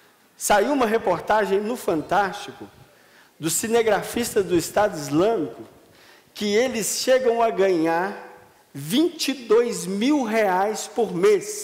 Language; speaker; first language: Portuguese; native; Portuguese